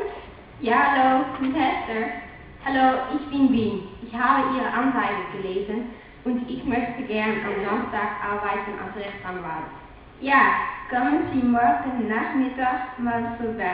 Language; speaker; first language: German; non-native, learner; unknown